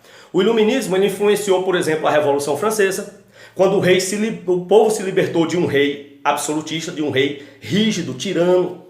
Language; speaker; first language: Portuguese; native; Portuguese